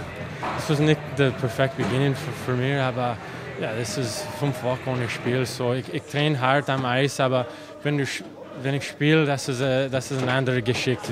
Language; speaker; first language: German; non-native, learner; English